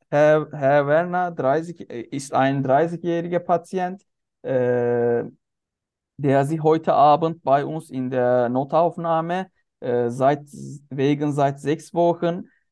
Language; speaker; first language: German; non-native, learner; Turkish